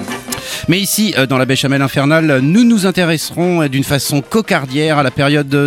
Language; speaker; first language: French; native; French